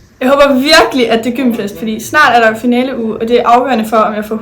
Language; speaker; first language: Danish; native; Danish